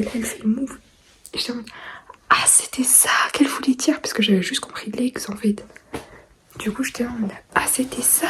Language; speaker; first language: French; native; French